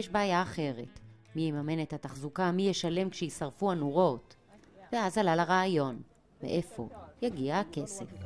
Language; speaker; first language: Hebrew; native; Hebrew